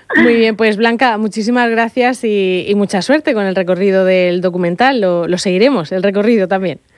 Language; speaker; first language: Spanish; native; Spanish